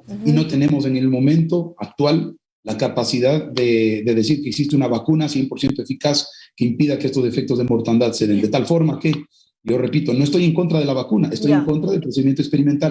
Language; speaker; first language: Spanish; native; Spanish